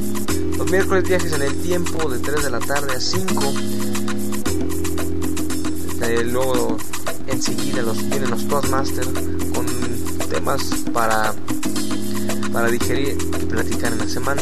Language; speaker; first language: Spanish; native; Spanish